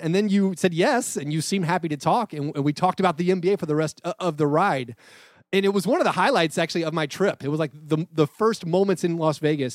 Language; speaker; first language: English; native; English